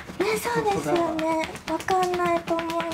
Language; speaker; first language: Japanese; native; Japanese